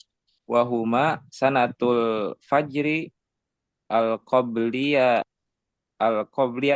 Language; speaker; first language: Arabic; non-native, learner; Indonesian